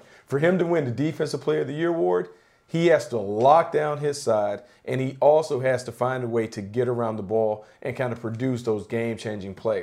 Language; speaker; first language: English; native; English